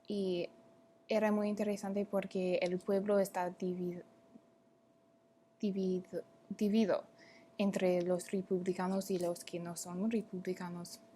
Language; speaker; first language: Spanish; non-native, learner; English